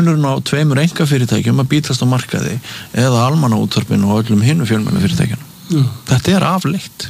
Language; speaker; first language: Icelandic; native; Icelandic